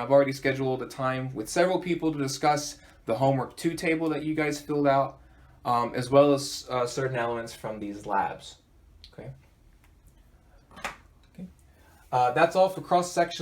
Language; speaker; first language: English; native; English